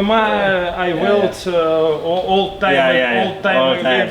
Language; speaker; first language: English; non-native, learner; Russian